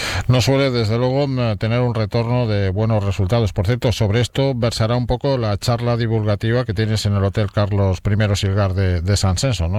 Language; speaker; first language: Spanish; native; Spanish